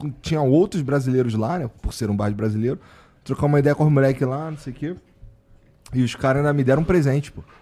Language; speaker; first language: Portuguese; native; Portuguese